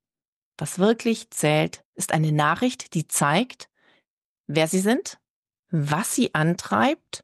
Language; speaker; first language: German; native; German